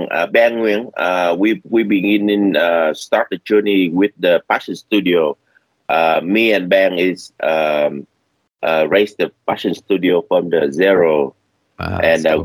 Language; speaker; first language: English; non-native, learner; Vietnamese